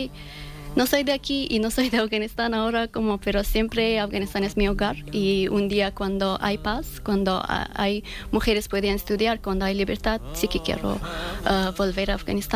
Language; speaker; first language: Spanish; non-native, learner; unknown